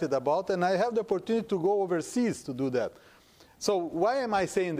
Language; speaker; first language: English; non-native, fluent; Portuguese